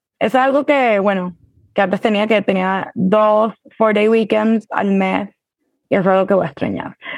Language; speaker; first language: Spanish; early bilingual, heritage; Spanish